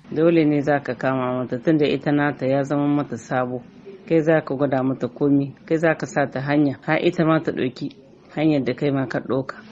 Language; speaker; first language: Hausa; native; Hausa